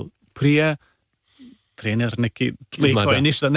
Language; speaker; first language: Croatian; early bilingual, heritage; Serbian